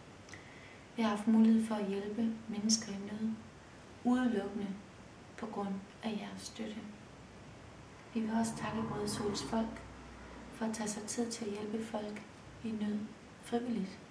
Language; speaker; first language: Danish; early bilingual, other home language; Kurdish